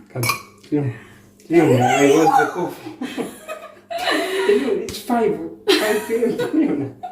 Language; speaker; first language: English; non-native, learner; Greek